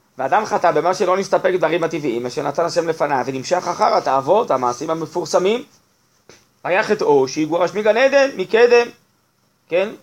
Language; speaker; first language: Hebrew; native; Hebrew